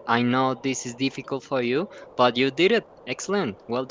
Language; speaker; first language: English; non-native, fluent; Spanish